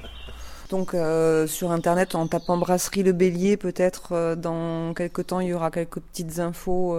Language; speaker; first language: French; native; French